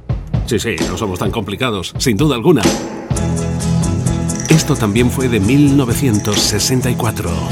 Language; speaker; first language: Spanish; native; Spanish